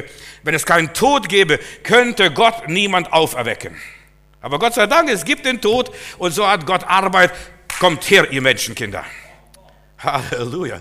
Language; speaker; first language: German; native; German